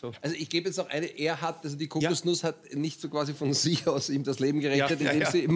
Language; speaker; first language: German; native; German